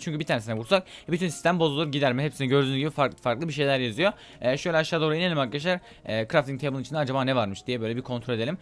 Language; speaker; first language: Turkish; native; Turkish